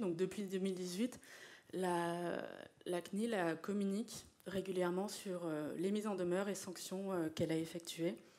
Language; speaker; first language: French; native; French